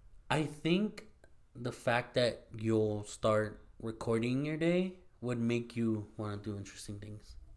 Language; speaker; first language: English; early bilingual, other home language; Spanish